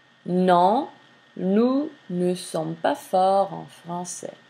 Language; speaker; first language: French; non-native, fluent; English